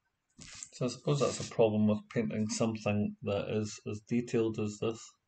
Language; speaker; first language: English; native; English